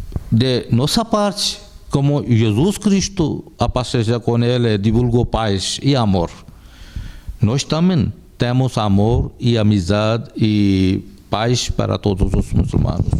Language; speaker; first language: Portuguese; non-native, fluent; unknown